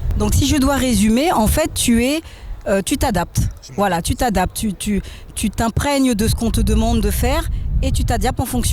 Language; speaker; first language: French; native; French